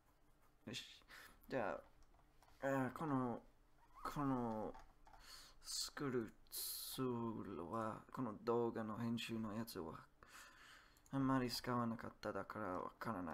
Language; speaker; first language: Japanese; non-native, learner; English